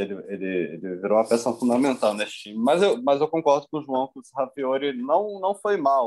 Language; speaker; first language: Portuguese; native; Portuguese